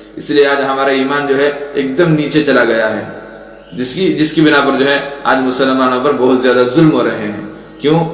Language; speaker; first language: Urdu; non-native, local second language; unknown